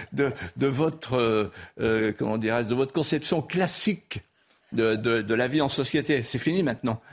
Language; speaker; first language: French; non-native, local second language; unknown